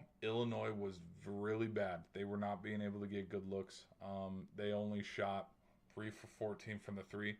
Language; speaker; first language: English; native; English